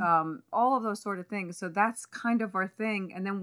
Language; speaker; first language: English; early bilingual, other home language; Spanish